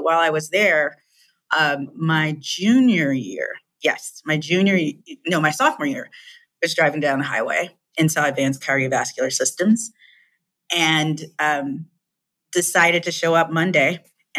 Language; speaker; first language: English; native; English